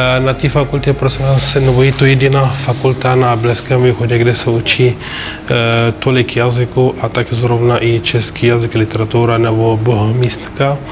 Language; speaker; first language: Czech; non-native, fluent; Arabic